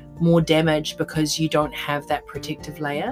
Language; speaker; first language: English; native; English